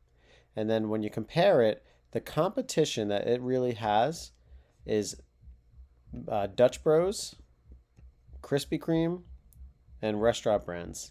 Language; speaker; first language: English; native; English